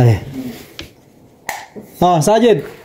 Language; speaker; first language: Arabic; non-native, learner; Filipino